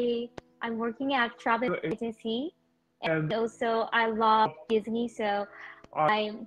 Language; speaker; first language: English; non-native, learner; Japanese